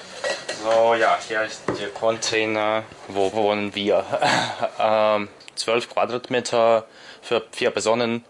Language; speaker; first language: German; non-native, learner; Ukrainian